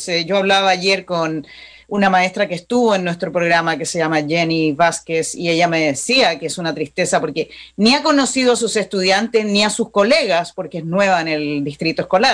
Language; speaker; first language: Spanish; native; Spanish